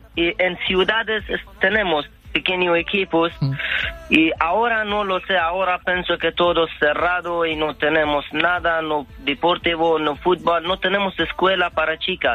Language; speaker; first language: Spanish; non-native, learner; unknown